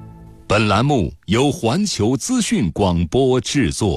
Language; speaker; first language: Chinese; native; Chinese